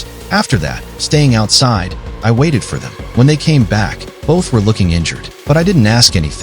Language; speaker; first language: English; non-native, local second language; Hindi